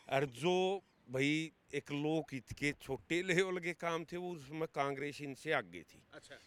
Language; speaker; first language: Hindi; native; Hindi